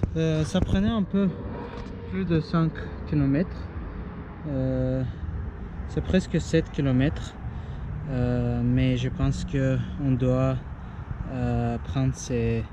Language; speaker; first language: French; non-native, learner; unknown